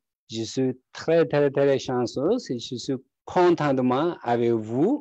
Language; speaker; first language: French; non-native, learner; Tibetan